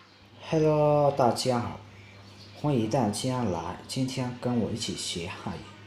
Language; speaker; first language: Chinese; non-native, fluent; Lao